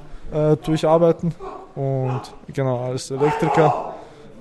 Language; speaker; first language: German; early bilingual, other home language; Serbian